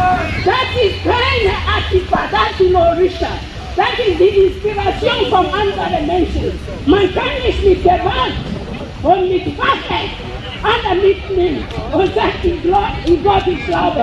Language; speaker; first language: German; non-native, learner; Yoruba